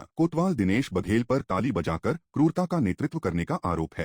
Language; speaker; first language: Hindi; native; Hindi